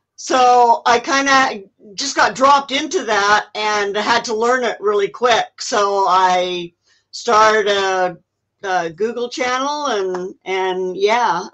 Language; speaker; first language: English; native; English